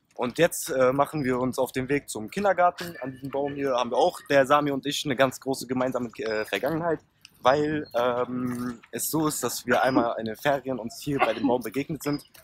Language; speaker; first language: German; early bilingual, other home language; Turkish